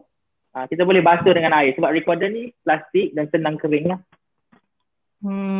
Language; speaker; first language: Malay; native; Malay